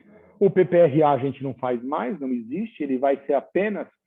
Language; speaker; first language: Portuguese; native; Portuguese